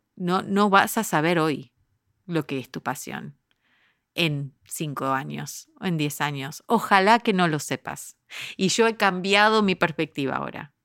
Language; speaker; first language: Spanish; early bilingual, heritage; Spanish